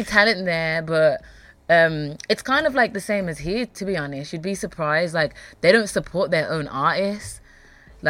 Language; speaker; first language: English; native; English